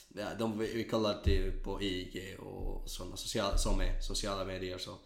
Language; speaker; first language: Swedish; non-native, learner; Kurdish